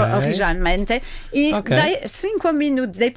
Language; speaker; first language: Portuguese; non-native, fluent; French